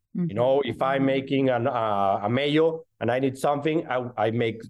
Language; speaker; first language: English; non-native, fluent; Spanish